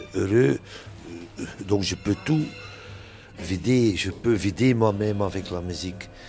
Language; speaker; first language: French; native; French